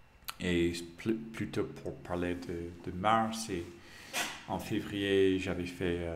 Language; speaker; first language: French; non-native, learner; English